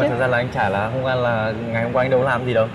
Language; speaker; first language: Vietnamese; native; Vietnamese